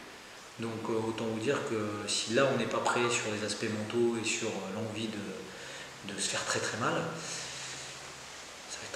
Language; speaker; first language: French; native; French